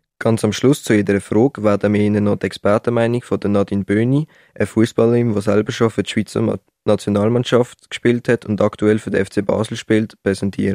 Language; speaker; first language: German; native; German